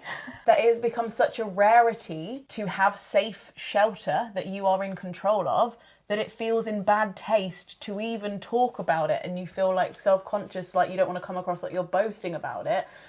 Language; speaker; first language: English; native; English